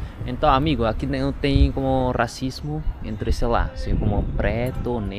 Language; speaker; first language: Portuguese; non-native, learner; Indonesian